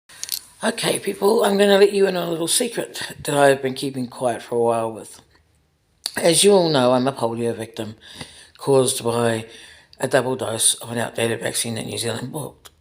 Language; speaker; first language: English; native; English